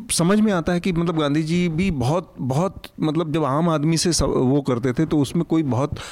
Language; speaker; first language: Hindi; native; Hindi